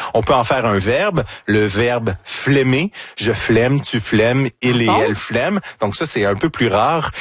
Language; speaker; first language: French; native; French